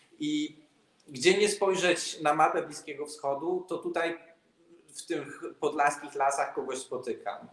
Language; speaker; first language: Polish; native; Polish